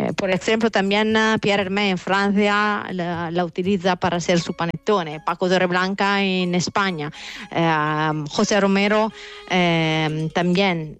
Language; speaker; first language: Spanish; non-native, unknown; Italian